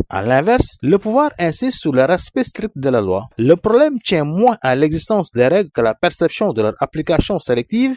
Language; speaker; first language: French; non-native, local second language; Wolof